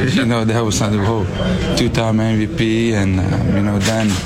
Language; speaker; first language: English; non-native, fluent; Slovenian